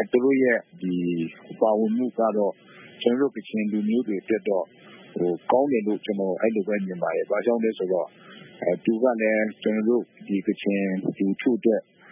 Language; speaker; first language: Burmese; non-native, local second language; Kachin